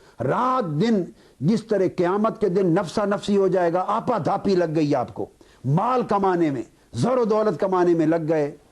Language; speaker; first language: Urdu; native; Urdu